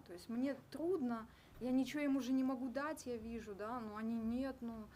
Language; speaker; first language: Russian; native; Russian